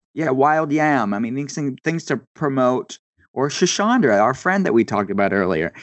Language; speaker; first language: English; native; English